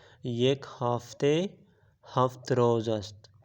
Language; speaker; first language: Persian; non-native, fluent; Urdu